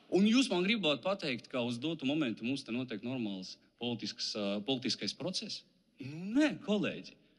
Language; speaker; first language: Latvian; non-native, local second language; Russian